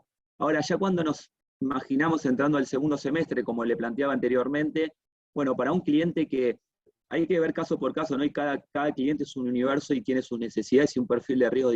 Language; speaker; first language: Spanish; native; Spanish